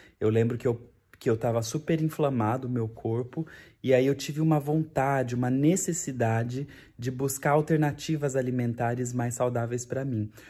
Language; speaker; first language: Portuguese; native; Portuguese